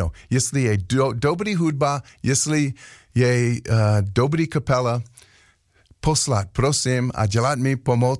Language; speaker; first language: Czech; non-native, learner; English